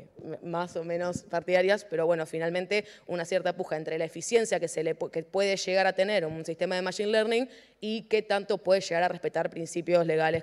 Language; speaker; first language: Spanish; native; Spanish